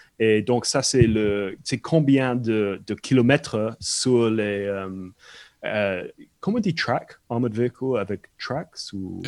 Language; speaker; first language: French; non-native, fluent; English